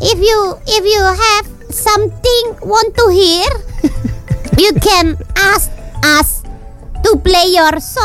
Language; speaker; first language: English; non-native, learner; Indonesian